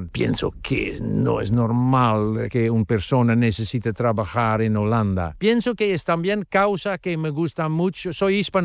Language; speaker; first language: Spanish; non-native, learner; Dutch